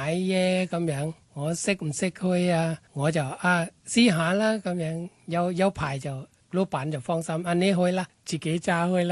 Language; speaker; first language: Cantonese; non-native, learner; Thai